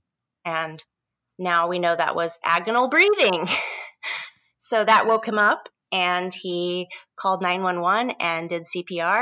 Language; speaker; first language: English; native; English